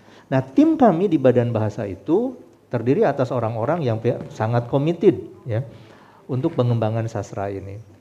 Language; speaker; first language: Indonesian; non-native, local second language; Sundanese